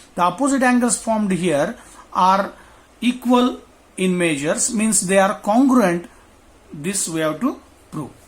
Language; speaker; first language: English; non-native, local second language; Marathi